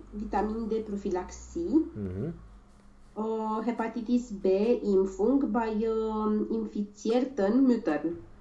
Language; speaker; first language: German; non-native, learner; Romanian